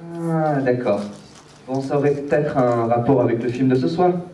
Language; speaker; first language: French; native; French